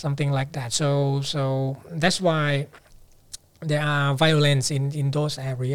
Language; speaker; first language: English; non-native, fluent; Thai